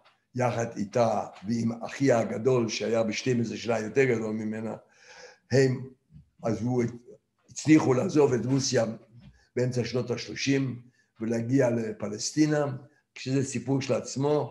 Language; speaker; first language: Hebrew; non-native, fluent; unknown